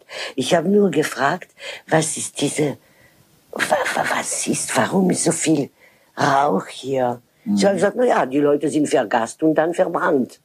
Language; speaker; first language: German; non-native, fluent; French